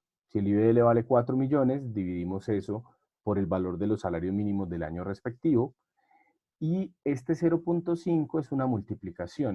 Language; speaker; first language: Spanish; native; Spanish